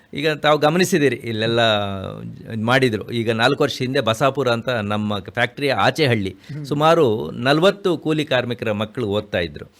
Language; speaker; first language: Kannada; native; Kannada